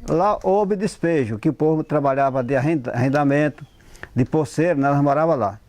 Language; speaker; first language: Portuguese; native; Portuguese